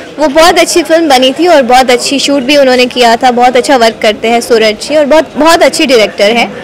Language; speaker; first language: Hindi; non-native, local second language; Gujarati